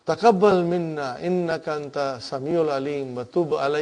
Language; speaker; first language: Arabic; non-native, fluent; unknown